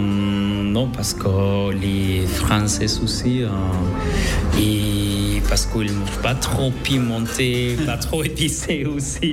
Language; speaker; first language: French; non-native, fluent; Spanish